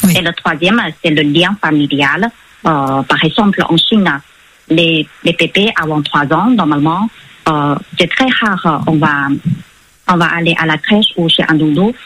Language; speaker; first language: French; non-native, fluent; Chinese